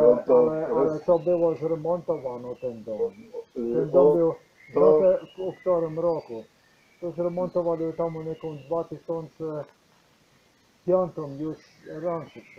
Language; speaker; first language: Polish; non-native, learner; Croatian